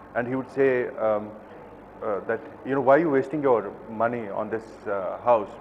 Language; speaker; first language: English; non-native, local second language; Kashmiri